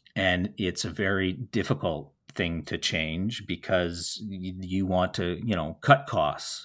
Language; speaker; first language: English; native; English